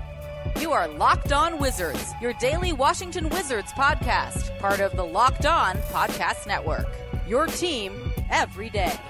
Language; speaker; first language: English; native; English